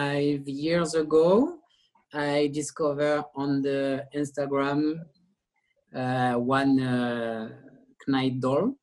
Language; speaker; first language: English; non-native, learner; French